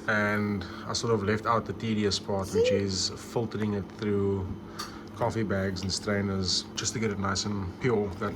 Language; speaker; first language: English; native; English